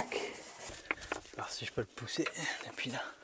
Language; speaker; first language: French; native; French